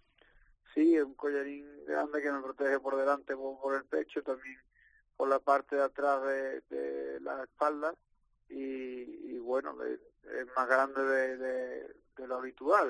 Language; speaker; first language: Spanish; native; Spanish